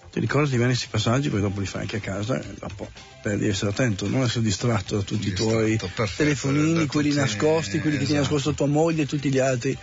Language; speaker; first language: Italian; native; Italian